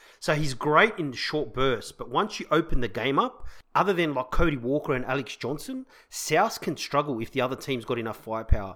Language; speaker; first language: English; native; English